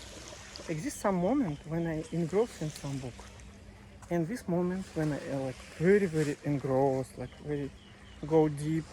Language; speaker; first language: English; non-native, learner; Russian